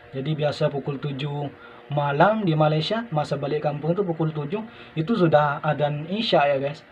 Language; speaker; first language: Indonesian; non-native, local second language; Madurese